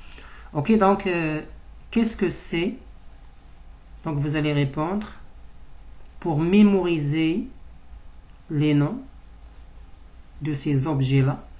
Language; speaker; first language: French; non-native, local second language; Arabic